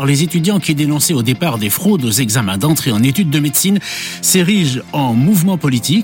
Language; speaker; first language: French; native; French